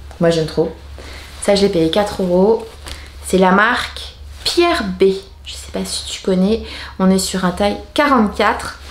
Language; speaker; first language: French; native; French